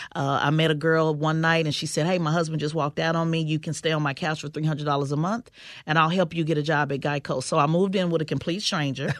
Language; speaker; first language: English; native; English